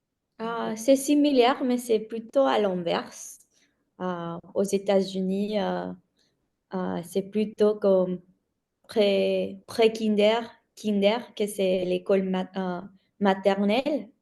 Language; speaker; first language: French; non-native, learner; English